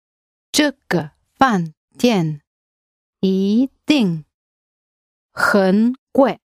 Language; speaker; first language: Chinese; non-native, learner; English